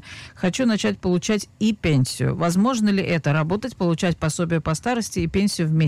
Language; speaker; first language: Russian; native; Russian